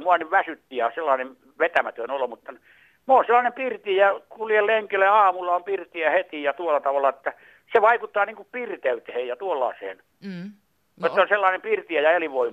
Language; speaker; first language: Finnish; native; Finnish